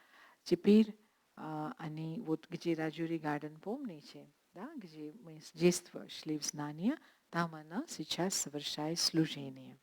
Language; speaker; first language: Russian; non-native, learner; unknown